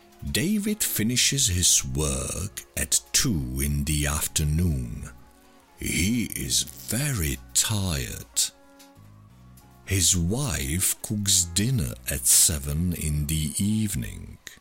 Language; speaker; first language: English; non-native, fluent; Czech